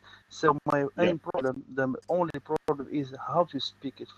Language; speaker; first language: English; non-native, learner; Arabic